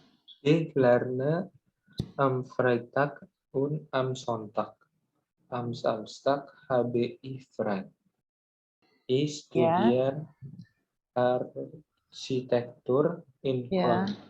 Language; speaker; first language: German; non-native, learner; Indonesian